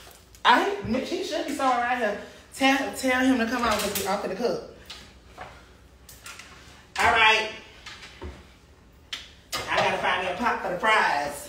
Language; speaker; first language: English; native; English